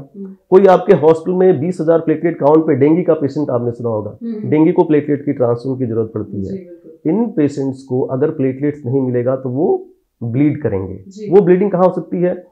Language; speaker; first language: Hindi; native; Hindi